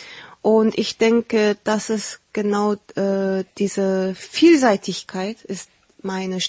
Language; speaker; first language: German; early bilingual, heritage; Korean